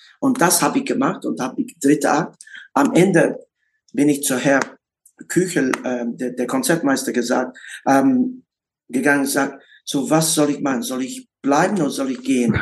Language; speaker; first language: German; non-native, learner; English